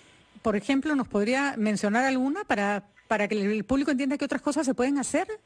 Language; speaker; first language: Spanish; native; Spanish